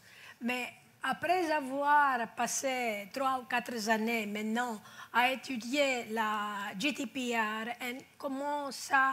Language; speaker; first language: French; non-native, fluent; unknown